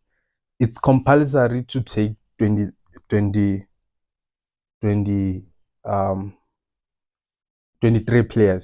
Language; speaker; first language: English; non-native, local second language; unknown